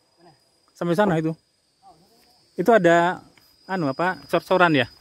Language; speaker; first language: Indonesian; native; Indonesian